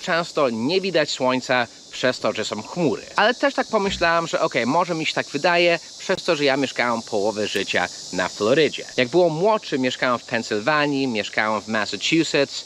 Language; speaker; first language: Polish; non-native, fluent; English